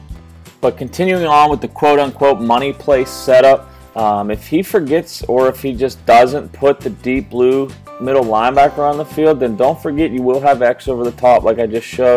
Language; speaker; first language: English; native; English